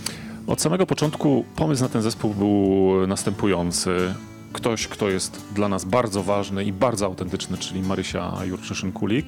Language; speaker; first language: Polish; native; Polish